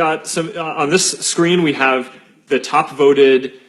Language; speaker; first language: English; native; English